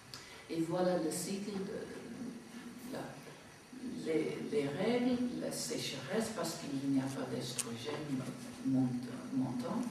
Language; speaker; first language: French; non-native, fluent; English